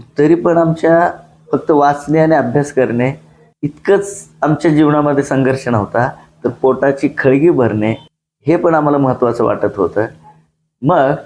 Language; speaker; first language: Marathi; non-native, local second language; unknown